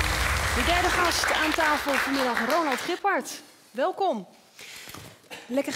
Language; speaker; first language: Dutch; native; Dutch